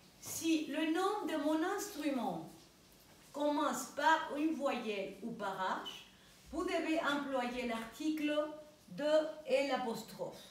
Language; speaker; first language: French; non-native, fluent; Spanish